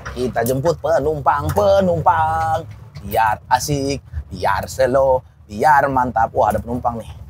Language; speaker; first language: Indonesian; native; Indonesian